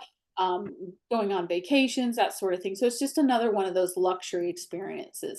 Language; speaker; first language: English; native; English